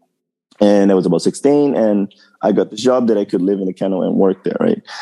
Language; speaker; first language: English; non-native, fluent; Portuguese